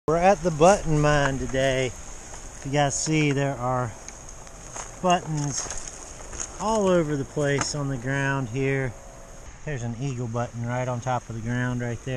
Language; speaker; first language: English; native; English